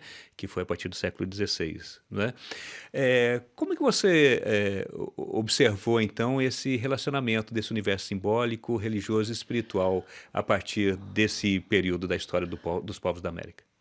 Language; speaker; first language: Portuguese; native; Portuguese